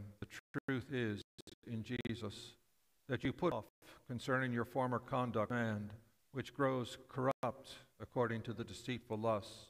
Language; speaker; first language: English; native; English